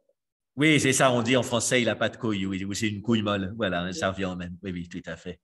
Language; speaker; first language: French; native; French